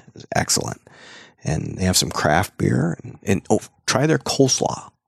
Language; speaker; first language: English; native; English